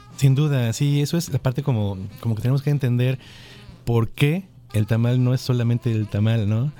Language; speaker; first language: Spanish; native; Spanish